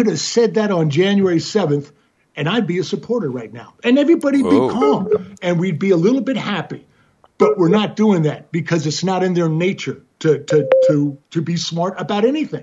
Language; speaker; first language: English; native; English